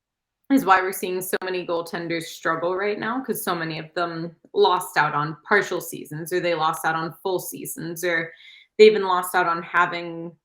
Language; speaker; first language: English; native; English